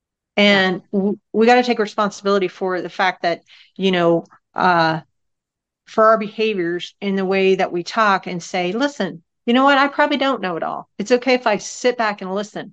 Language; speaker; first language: English; native; English